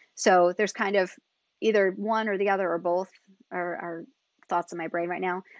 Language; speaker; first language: English; native; English